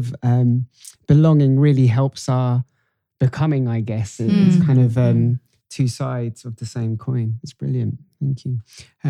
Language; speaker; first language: English; native; English